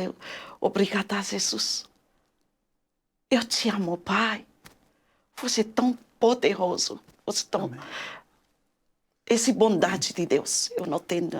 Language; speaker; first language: Portuguese; non-native, learner; Malagasy